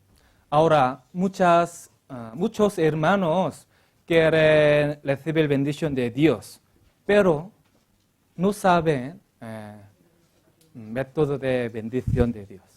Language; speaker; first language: Spanish; non-native, learner; Korean